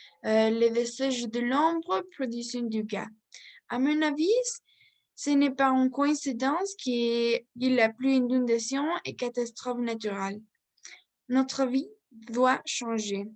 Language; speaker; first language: French; non-native, learner; Spanish